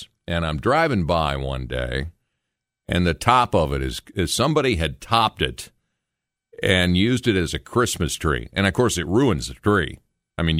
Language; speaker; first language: English; native; English